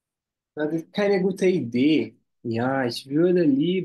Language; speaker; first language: German; non-native, fluent; Portuguese